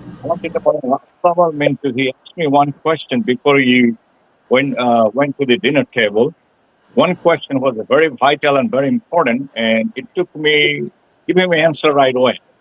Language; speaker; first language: English; non-native, local second language; Bangla